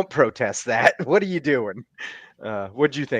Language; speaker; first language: English; native; English